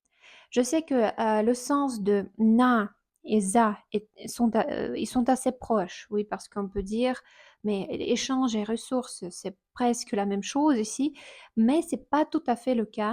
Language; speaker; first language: French; non-native, fluent; Russian